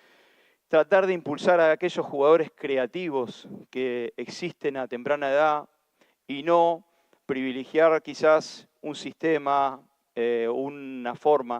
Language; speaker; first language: Spanish; native; Spanish